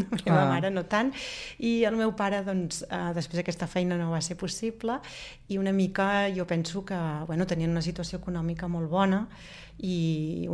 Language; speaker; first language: Catalan; early bilingual, other home language; Spanish